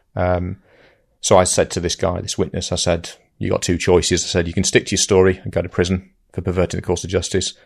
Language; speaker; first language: English; native; English